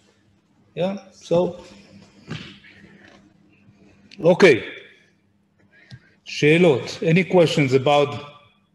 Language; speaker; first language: English; non-native, fluent; Hebrew